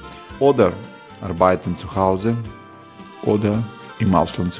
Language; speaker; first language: German; non-native, fluent; Croatian